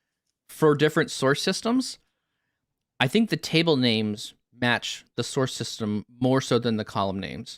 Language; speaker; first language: English; native; English